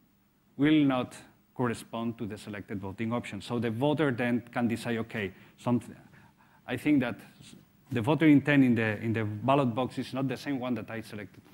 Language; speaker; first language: English; non-native, fluent; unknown